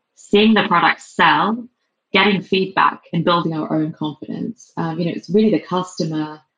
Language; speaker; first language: English; native; English